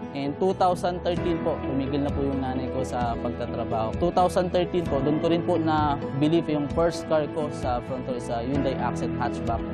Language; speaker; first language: Filipino; native; Filipino